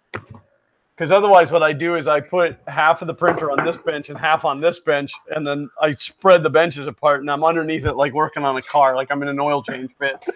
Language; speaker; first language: English; native; English